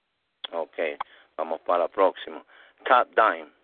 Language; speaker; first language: Spanish; early bilingual, heritage; Spanish